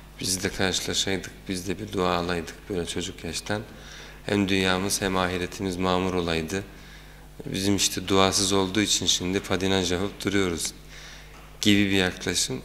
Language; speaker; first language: Turkish; native; Turkish